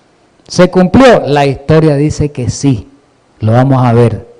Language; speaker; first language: Spanish; native; Spanish